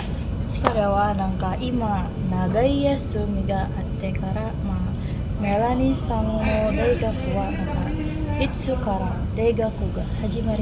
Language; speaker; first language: Japanese; non-native, learner; Indonesian